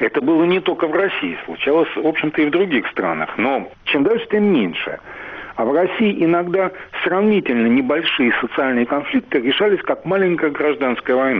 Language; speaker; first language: Russian; native; Russian